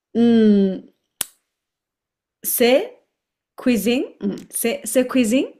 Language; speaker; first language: French; non-native, learner; Chinese